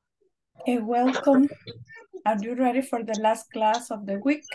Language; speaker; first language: English; non-native, fluent; Spanish